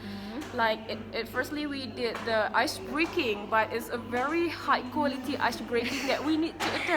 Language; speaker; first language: English; non-native, fluent; Indonesian